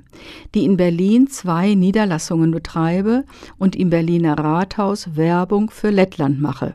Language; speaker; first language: German; native; German